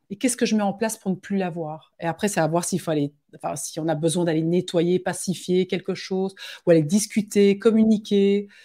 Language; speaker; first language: French; native; French